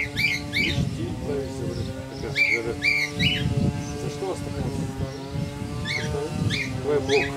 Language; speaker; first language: Bulgarian; non-native, learner; Russian